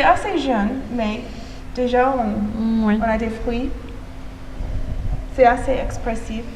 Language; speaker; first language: French; non-native, fluent; English